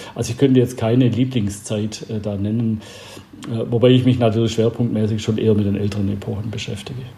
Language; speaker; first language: German; native; German